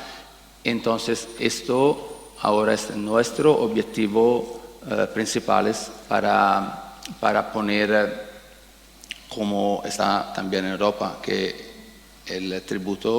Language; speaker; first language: Spanish; non-native, learner; Italian